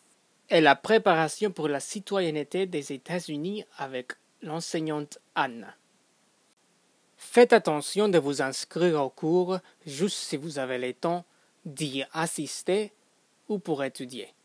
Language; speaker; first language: French; non-native, fluent; English